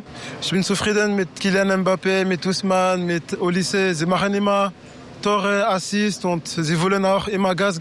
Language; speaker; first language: German; non-native, fluent; French